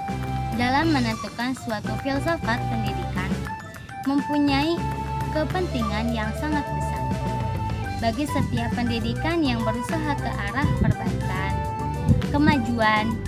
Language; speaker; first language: Indonesian; native; Indonesian